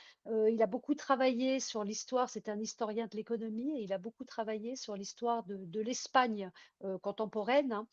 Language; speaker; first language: French; native; French